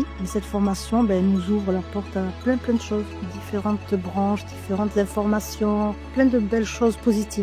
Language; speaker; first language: French; native; French